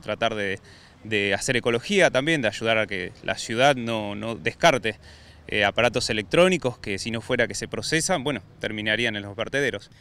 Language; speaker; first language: Spanish; native; Spanish